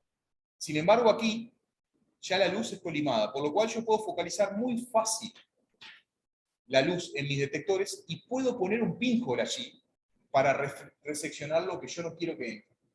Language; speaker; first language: Spanish; native; Spanish